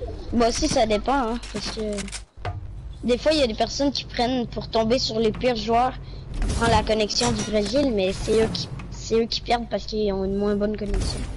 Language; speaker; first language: French; native; French